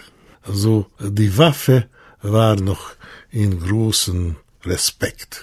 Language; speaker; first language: German; non-native, fluent; Hungarian